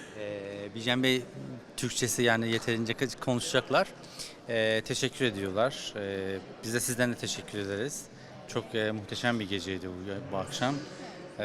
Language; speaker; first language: Turkish; non-native, learner; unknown